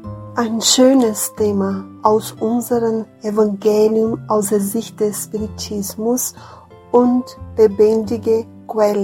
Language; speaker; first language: German; non-native, fluent; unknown